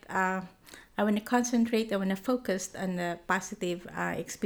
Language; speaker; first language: English; non-native, local second language; Filipino